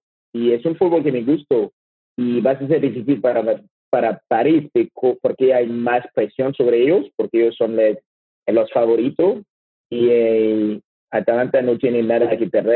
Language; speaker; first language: Spanish; non-native, learner; French